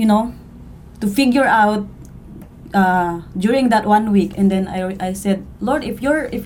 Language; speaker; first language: English; non-native, local second language; Cebuano